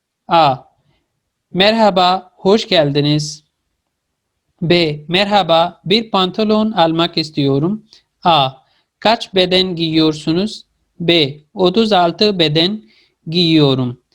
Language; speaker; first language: Turkish; non-native, fluent; Urdu